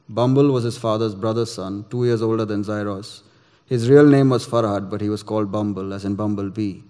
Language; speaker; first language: English; non-native, local second language; Gujarati